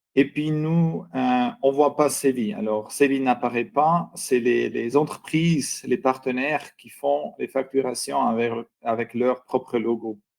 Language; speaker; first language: French; non-native, local second language; German